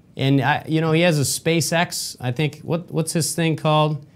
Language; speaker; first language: English; native; English